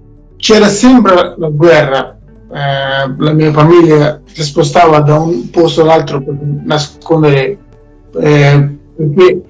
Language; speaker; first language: Italian; non-native, learner; Persian